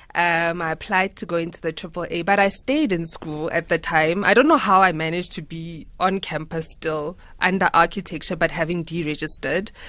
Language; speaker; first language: English; non-native, local second language; Tswana